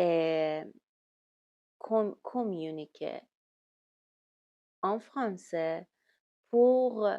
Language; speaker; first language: French; non-native, learner; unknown